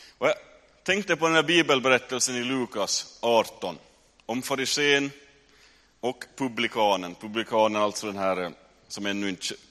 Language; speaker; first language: Swedish; native; Swedish